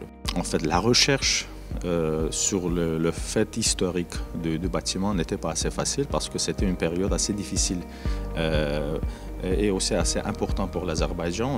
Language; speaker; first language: French; non-native, fluent; Azerbaijani